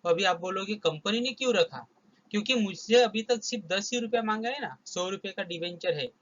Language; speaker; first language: Hindi; non-native, local second language; Marathi